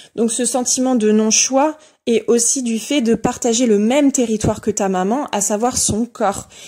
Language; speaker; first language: French; native; French